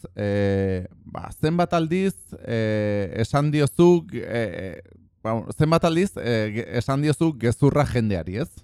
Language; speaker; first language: Basque; native; Basque